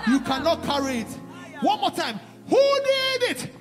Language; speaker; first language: English; non-native, local second language; Igbo